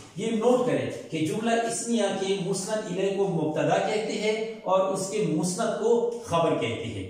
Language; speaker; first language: Urdu; non-native, local second language; Pashto